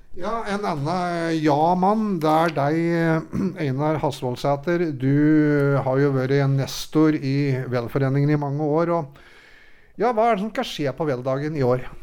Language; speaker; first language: Norwegian; native; Norwegian